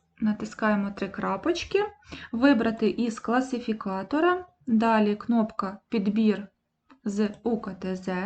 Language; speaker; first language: Ukrainian; native; Ukrainian